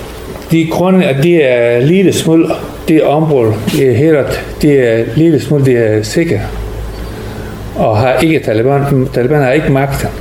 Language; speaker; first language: Danish; non-native, learner; Persian